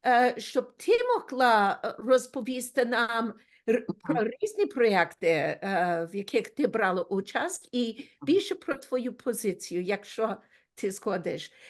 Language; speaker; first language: Ukrainian; early bilingual, heritage; Ukrainian